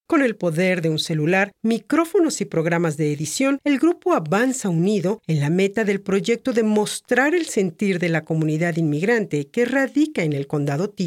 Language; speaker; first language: Spanish; native; Spanish